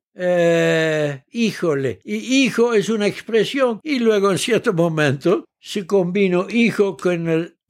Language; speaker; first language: Spanish; early bilingual, heritage; Dutch